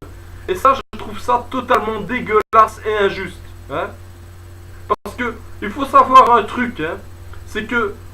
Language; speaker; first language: French; native; French